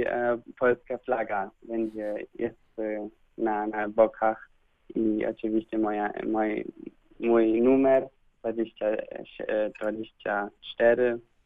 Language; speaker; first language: Polish; early bilingual, heritage; Polish